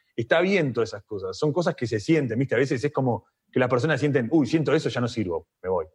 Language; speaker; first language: Spanish; native; Spanish